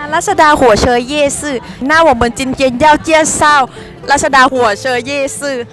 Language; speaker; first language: Chinese; non-native, fluent; Thai